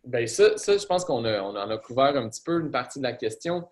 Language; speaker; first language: French; native; French